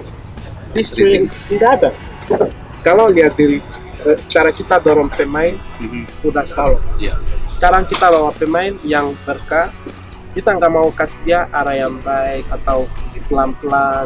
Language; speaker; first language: Indonesian; non-native, fluent; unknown